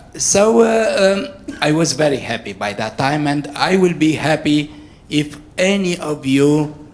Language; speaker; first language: English; non-native, fluent; Romanian